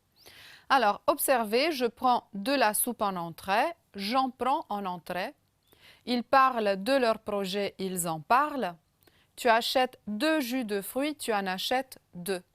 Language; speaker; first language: French; non-native, fluent; Romanian